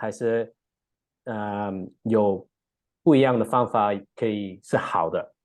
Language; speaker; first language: Chinese; early bilingual, heritage; English